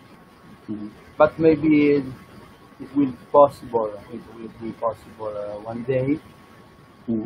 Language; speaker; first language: English; non-native, learner; Italian